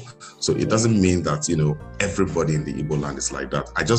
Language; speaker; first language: English; non-native, local second language; Igbo